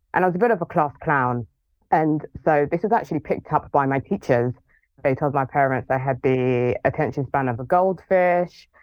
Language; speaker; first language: English; early bilingual, other home language; Yoruba